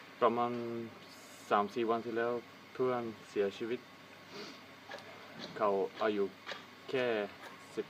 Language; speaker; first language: Thai; non-native, learner; English